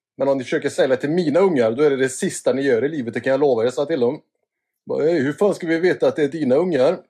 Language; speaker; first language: Swedish; native; Swedish